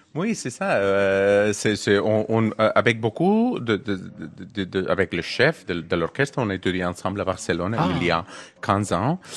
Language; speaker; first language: French; non-native, learner; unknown